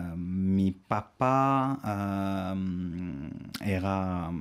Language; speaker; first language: Spanish; non-native, fluent; French